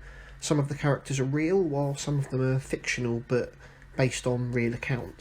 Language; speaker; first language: English; native; English